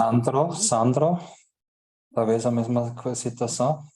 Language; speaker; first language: Portuguese; non-native, learner; German